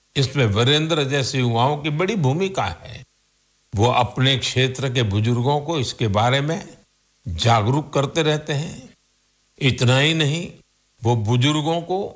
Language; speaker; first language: Hindi; non-native, local second language; Gujarati